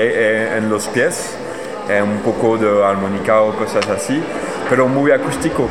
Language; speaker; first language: Spanish; non-native, learner; French